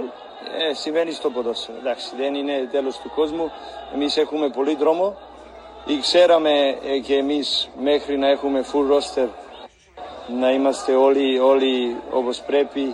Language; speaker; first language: Greek; non-native, learner; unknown